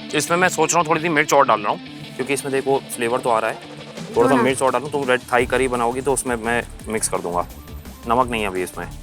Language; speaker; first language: Hindi; native; Hindi